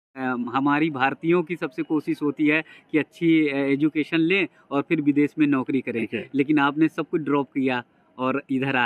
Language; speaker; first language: Hindi; native; Hindi